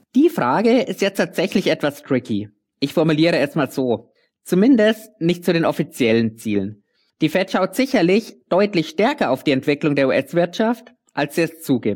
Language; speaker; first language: German; native; German